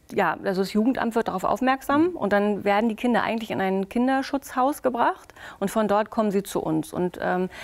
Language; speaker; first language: German; native; German